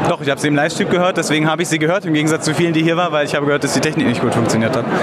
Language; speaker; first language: German; native; German